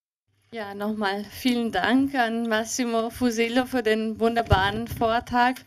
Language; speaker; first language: German; native; German